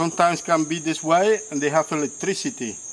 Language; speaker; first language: English; non-native, learner; Spanish